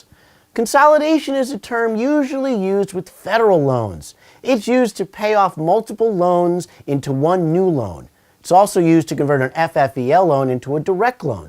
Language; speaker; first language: English; native; English